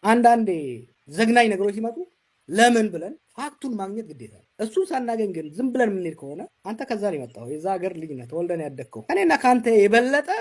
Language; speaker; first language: Amharic; non-native, local second language; Oromo